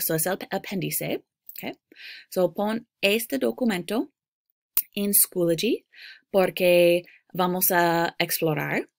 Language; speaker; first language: Spanish; non-native, fluent; English